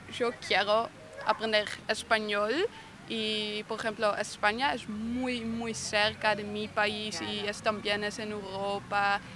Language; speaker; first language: Spanish; non-native, learner; Dutch